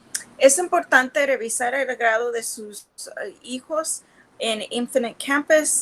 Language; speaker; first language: Spanish; early bilingual, heritage; Spanish